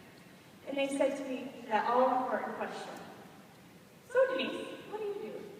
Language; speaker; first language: English; native; English